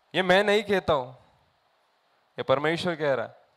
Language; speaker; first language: Hindi; non-native, local second language; Marathi